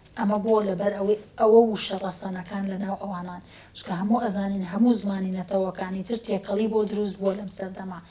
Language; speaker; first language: Central Kurdish; native; Central Kurdish